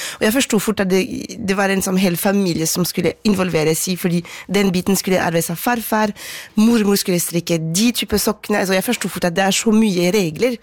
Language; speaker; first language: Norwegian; non-native, fluent; French